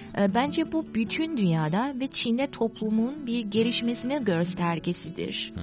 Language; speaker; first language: Turkish; non-native, fluent; Chinese